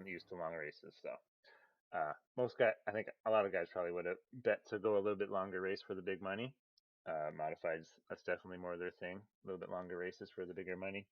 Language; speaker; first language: English; native; English